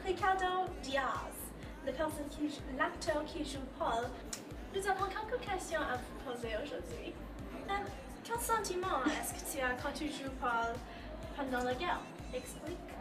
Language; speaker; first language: French; non-native, learner; English